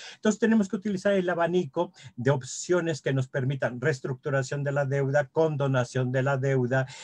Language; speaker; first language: Spanish; native; Spanish